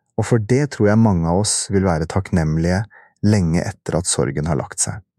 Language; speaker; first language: Norwegian; early bilingual, other home language; Urdu